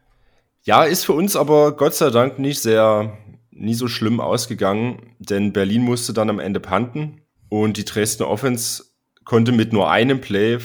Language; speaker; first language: German; native; German